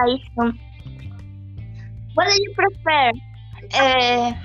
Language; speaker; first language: English; non-native, fluent; Spanish